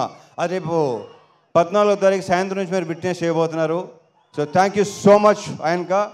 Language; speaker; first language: Telugu; native; Telugu